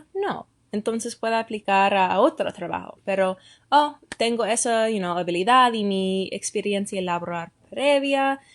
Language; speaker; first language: Spanish; non-native, fluent; English